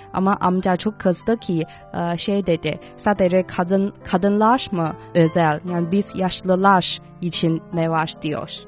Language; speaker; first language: Turkish; non-native, fluent; Chinese